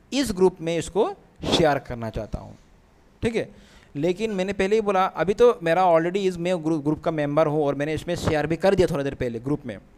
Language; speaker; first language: Hindi; non-native, local second language; Assamese